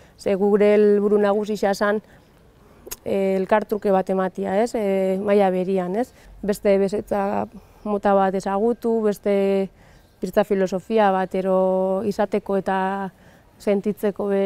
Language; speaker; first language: Basque; native; Basque